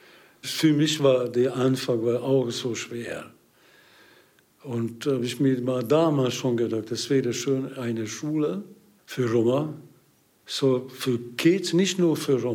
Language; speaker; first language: German; non-native, learner; Hungarian